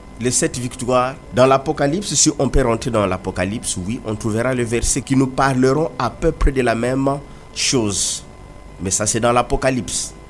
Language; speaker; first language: French; non-native, local second language; Kongo